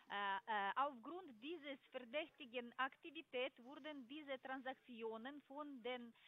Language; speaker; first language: German; non-native, learner; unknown